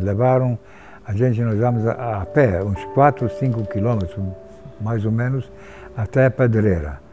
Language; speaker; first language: Portuguese; non-native, fluent; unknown